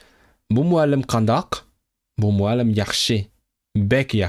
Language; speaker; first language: Uzbek; non-native, learner; Cantonese